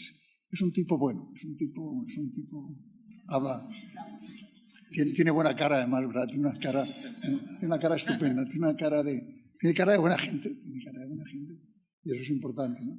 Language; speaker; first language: Spanish; native; Spanish